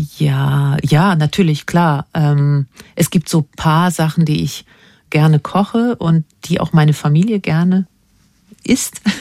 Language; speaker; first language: German; non-native, fluent; Latvian